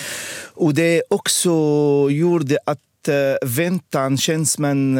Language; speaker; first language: Swedish; non-native, fluent; Arabic